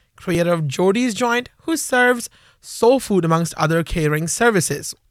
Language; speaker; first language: English; non-native, local second language; Hindi